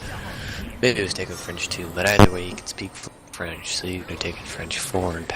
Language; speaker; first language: English; native; English